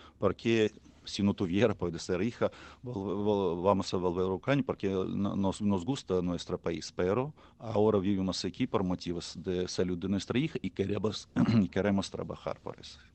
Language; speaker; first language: Spanish; non-native, learner; Ukrainian